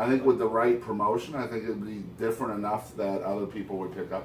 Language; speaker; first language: English; native; English